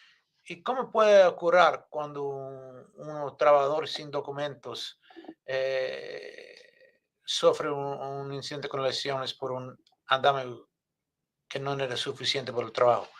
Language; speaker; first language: Spanish; non-native, fluent; English